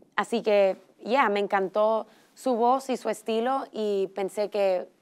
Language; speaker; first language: Spanish; early bilingual, heritage; Spanish